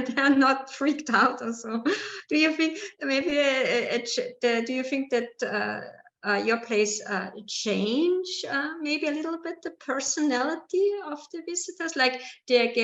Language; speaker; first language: English; non-native, learner; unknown